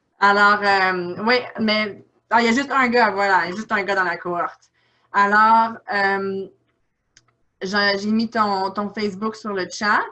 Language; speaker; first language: French; native; French